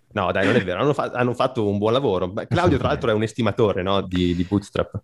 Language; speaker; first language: Italian; native; Italian